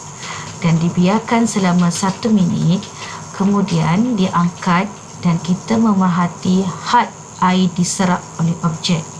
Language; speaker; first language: Malay; native; Malay